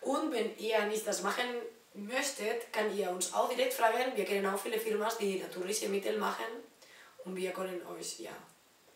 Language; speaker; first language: German; non-native, learner; Spanish